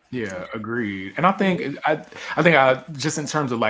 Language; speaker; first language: English; native; English